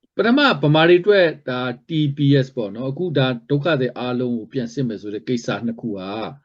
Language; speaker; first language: Burmese; native; Burmese